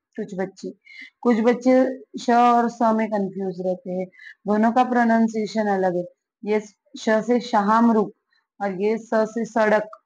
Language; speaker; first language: Hindi; native; Hindi